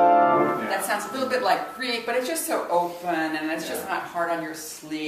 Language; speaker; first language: English; native; English